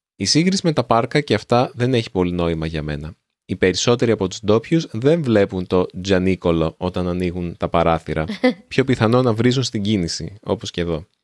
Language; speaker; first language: Greek; native; Greek